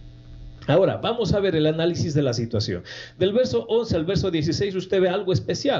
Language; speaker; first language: Spanish; native; Spanish